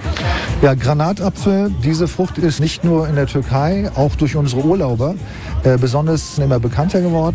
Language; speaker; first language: German; non-native, fluent; Turkish